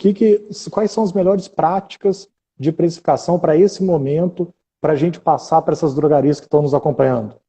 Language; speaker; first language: Portuguese; native; Portuguese